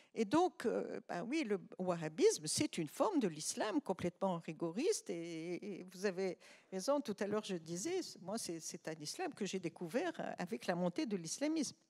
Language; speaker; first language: French; non-native, local second language; Arabic